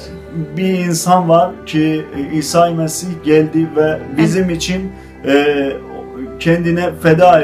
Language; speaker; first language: Turkish; non-native, learner; Azerbaijani